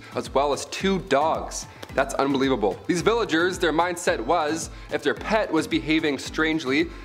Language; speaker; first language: English; native; English